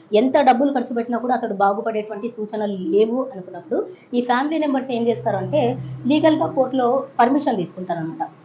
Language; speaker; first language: Telugu; native; Telugu